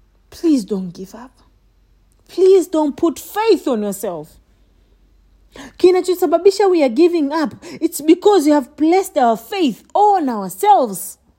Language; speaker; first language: English; non-native, local second language; Swahili